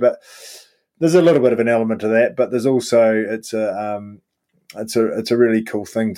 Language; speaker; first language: English; native; English